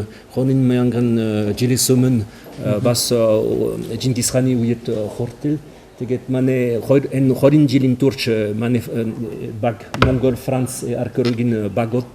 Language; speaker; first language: Mongolian; non-native, learner; French